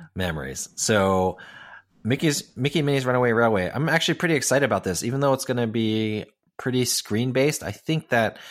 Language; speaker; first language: English; non-native, local second language; Cantonese